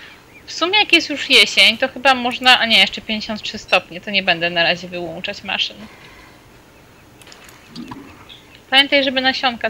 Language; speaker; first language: Polish; native; Polish